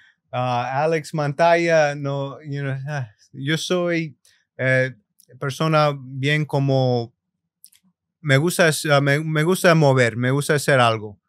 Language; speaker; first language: Spanish; early bilingual, other home language; English